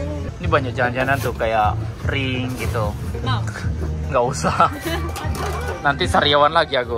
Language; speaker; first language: Indonesian; native; Indonesian